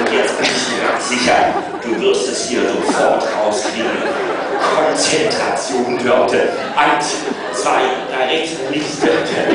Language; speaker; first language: German; native; German